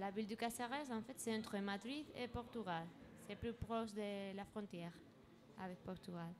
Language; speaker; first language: French; non-native, fluent; Spanish